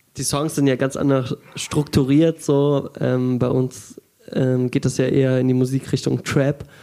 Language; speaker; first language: German; early bilingual, other home language; Russian